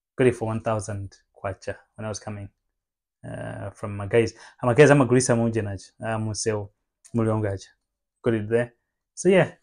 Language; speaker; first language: English; non-native, local second language; Nyanja